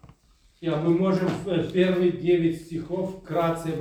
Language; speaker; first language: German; non-native, fluent; Russian